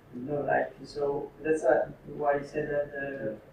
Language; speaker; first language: English; non-native, fluent; Italian